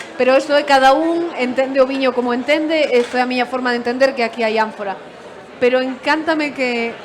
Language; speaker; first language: Galician; non-native, local second language; Spanish